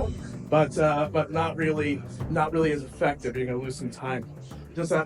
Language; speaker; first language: English; native; English